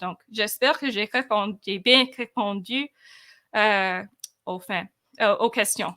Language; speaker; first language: French; non-native, fluent; English